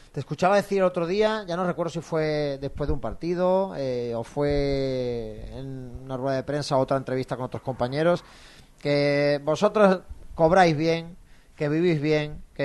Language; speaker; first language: Spanish; native; Spanish